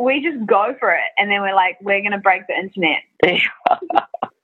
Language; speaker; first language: English; native; English